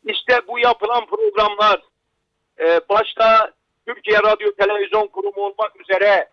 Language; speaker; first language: Turkish; native; Turkish